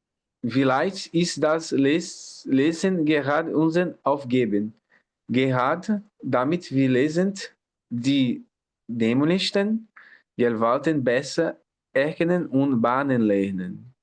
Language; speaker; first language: German; non-native, learner; Portuguese